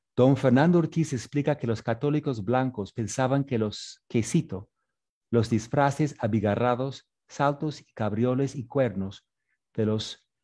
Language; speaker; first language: Spanish; non-native, fluent; English